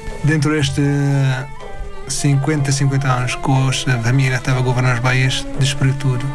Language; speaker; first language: Portuguese; non-native, learner; Arabic